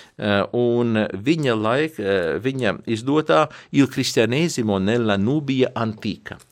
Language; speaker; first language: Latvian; native; Latvian